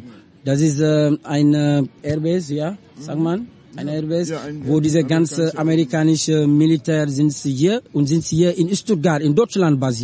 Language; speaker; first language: German; non-native, learner; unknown